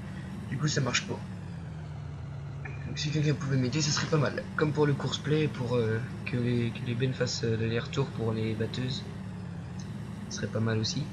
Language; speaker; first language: French; native; French